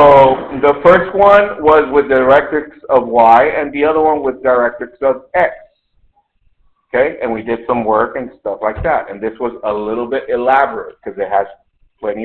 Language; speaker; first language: English; native; English